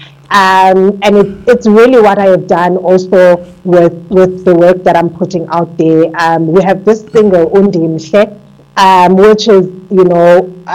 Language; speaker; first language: English; non-native, local second language; Xhosa